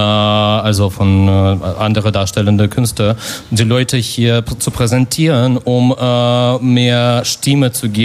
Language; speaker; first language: German; non-native, fluent; Russian